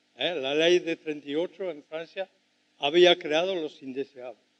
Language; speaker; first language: Spanish; non-native, fluent; French